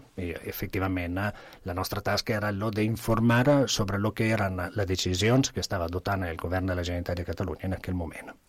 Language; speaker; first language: Catalan; non-native, fluent; Italian